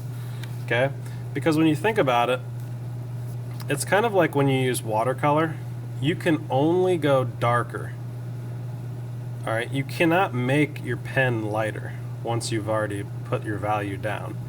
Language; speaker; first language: English; native; English